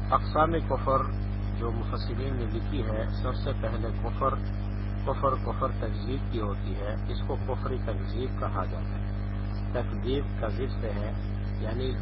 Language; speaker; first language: Urdu; non-native, local second language; Pashto